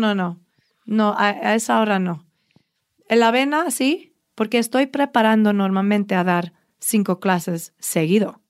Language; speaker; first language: Spanish; early bilingual, heritage; Spanish